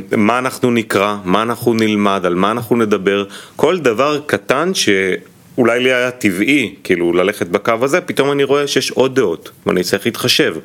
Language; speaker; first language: Hebrew; native; Hebrew